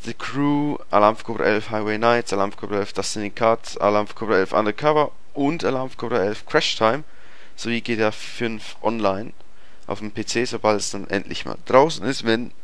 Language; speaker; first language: German; native; German